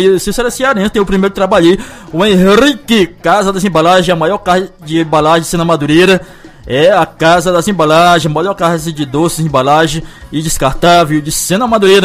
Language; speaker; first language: Portuguese; native; Portuguese